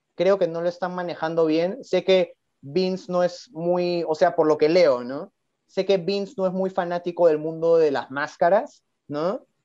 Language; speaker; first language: Spanish; native; Spanish